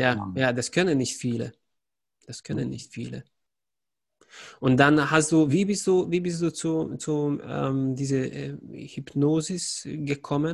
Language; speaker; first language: German; non-native, fluent; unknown